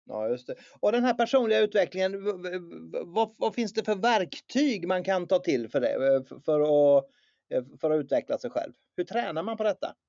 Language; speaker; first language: Swedish; native; Swedish